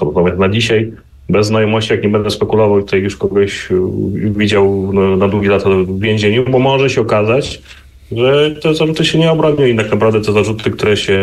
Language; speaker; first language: Polish; native; Polish